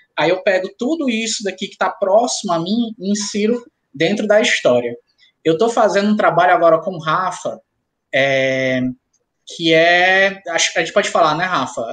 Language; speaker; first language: Portuguese; native; Portuguese